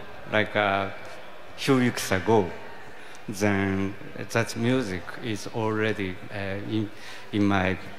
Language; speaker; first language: English; non-native, learner; Japanese